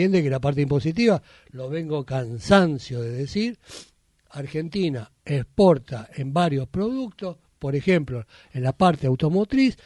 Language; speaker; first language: Spanish; native; Spanish